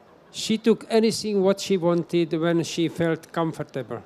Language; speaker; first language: English; non-native, fluent; Czech